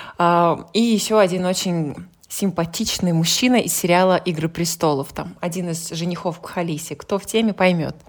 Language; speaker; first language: Russian; native; Russian